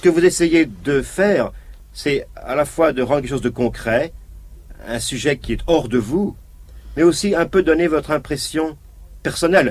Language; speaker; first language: French; native; French